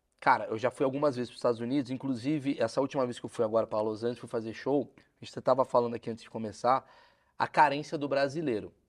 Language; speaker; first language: Portuguese; native; Portuguese